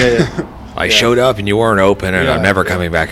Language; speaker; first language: English; native; English